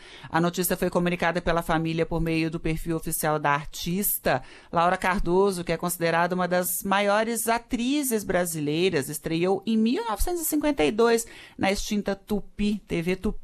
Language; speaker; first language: Portuguese; native; Portuguese